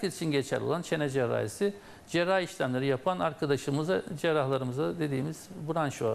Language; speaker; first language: Turkish; native; Turkish